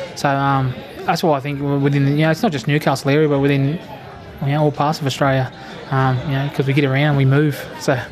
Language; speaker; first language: English; native; English